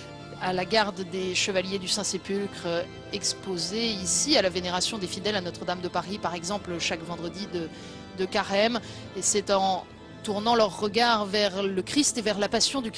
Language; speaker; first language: French; native; French